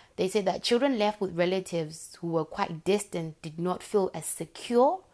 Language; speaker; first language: English; non-native, local second language; Shona